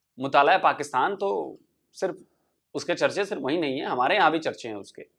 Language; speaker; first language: Hindi; native; Hindi